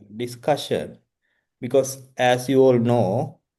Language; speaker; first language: English; non-native, local second language; Sinhala